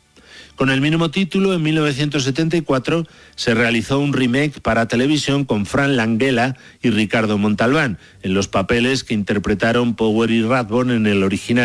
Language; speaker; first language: Spanish; native; Spanish